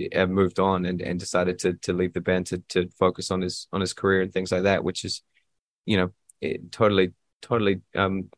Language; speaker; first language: English; native; English